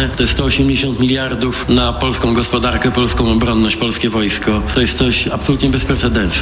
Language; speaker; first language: Polish; native; Polish